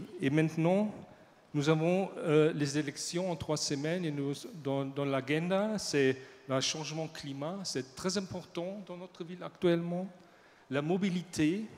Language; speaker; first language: French; non-native, learner; German